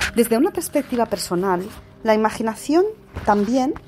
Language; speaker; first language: Spanish; non-native, local second language; Catalan